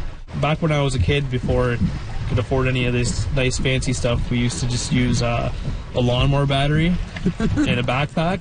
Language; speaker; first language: English; native; English